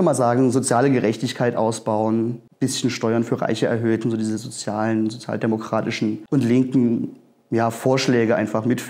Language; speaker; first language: German; native; German